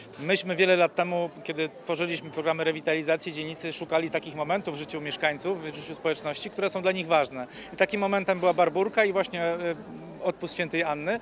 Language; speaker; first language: Polish; native; Polish